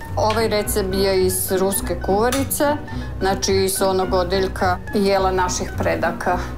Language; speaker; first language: Croatian; non-native, local second language; Rusyn